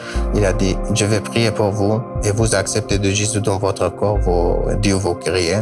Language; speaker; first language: French; non-native, learner; Kurdish